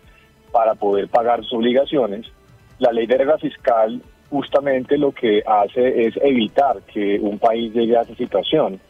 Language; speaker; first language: Spanish; native; Spanish